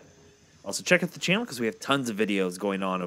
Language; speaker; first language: English; native; English